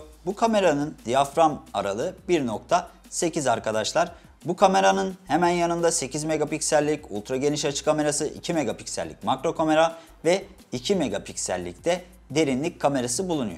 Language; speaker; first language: Turkish; native; Turkish